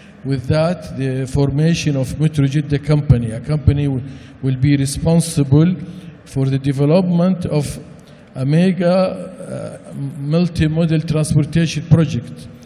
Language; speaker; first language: English; non-native, fluent; Arabic